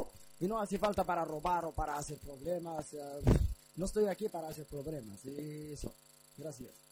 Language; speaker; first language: Spanish; non-native, learner; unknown